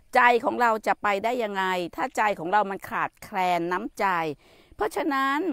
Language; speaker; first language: Thai; native; Thai